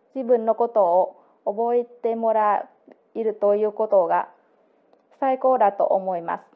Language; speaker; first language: Japanese; non-native, learner; Vietnamese